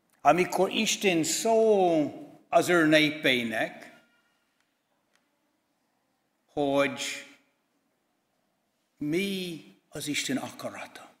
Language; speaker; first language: Hungarian; non-native, fluent; English